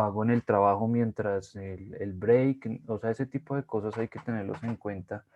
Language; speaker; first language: Spanish; native; Spanish